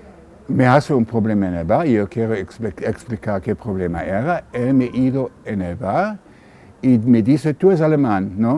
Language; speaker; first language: Spanish; non-native, learner; German